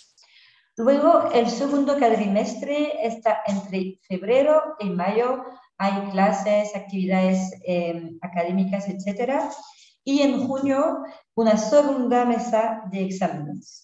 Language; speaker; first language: Spanish; non-native, fluent; French